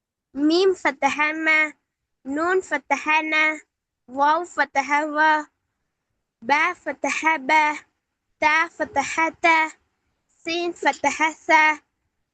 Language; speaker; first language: Arabic; non-native, learner; Tamil